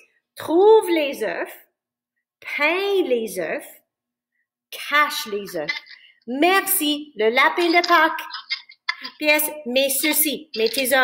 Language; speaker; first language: French; non-native, fluent; English